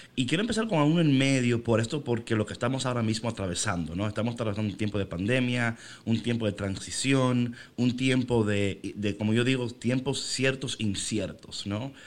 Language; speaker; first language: Spanish; native; Spanish